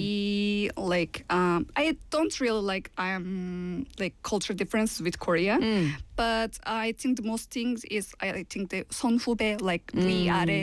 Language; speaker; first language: English; non-native, fluent; Turkish